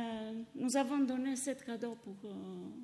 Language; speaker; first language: French; non-native, learner; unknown